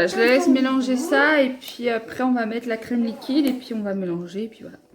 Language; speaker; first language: French; native; French